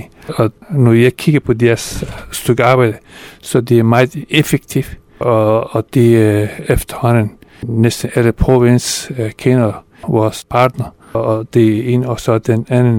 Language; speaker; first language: Danish; non-native, fluent; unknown